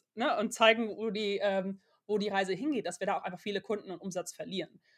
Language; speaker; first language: German; native; German